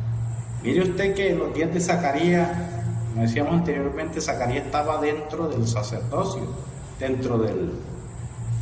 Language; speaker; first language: Spanish; native; Spanish